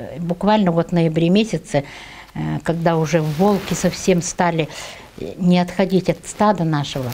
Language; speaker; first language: Russian; non-native, local second language; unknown